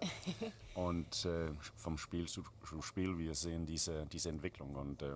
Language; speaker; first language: German; non-native, learner; Danish